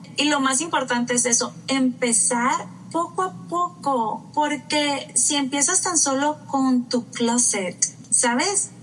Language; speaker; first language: Spanish; native; Spanish